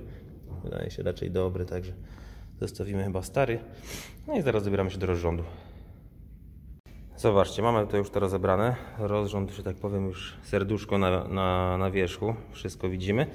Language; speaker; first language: Polish; native; Polish